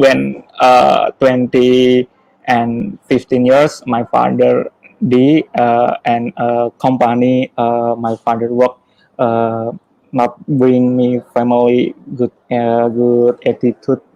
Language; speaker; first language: English; non-native, learner; Indonesian